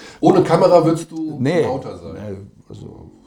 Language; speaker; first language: German; native; German